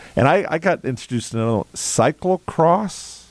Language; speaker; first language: English; native; English